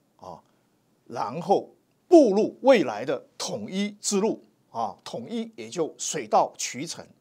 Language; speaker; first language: Chinese; native; Chinese